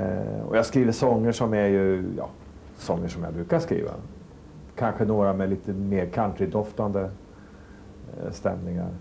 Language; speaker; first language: Swedish; native; Swedish